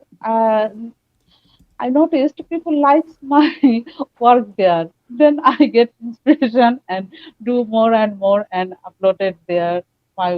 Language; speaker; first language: English; non-native, learner; Bangla